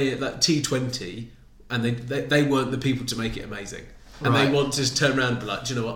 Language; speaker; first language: English; native; English